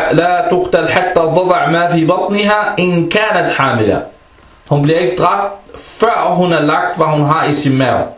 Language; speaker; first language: Danish; early bilingual, other home language; Arabic